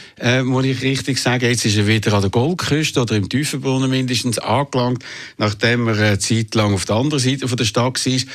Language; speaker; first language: German; native; German